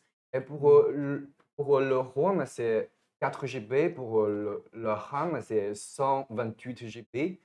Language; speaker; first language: French; non-native, fluent; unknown